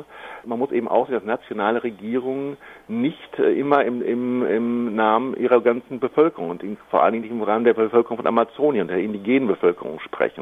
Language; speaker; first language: German; native; German